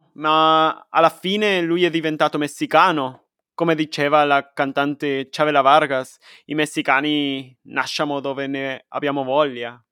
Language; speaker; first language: Italian; non-native, fluent; Spanish